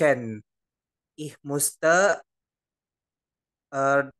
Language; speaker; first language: German; non-native, learner; Indonesian